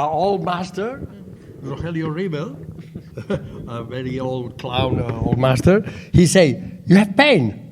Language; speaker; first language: English; non-native, learner; Catalan